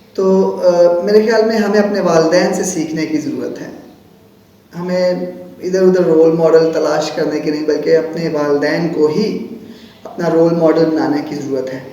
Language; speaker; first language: Urdu; non-native, local second language; Punjabi